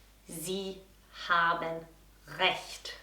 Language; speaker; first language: German; non-native, fluent; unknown